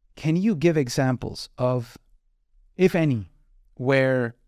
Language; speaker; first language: English; non-native, local second language; Urdu